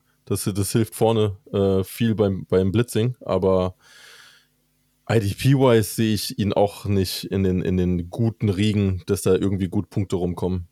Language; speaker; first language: German; native; German